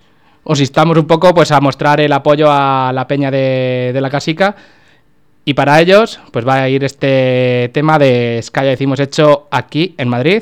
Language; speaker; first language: Spanish; native; Spanish